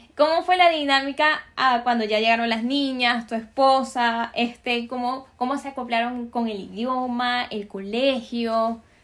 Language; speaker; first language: Spanish; native; Spanish